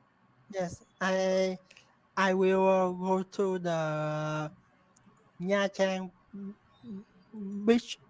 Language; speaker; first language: English; non-native, learner; Vietnamese